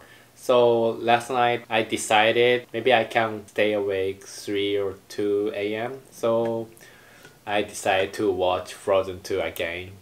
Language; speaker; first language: English; non-native, learner; Japanese